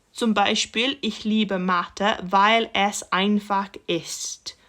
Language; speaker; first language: German; non-native, fluent; English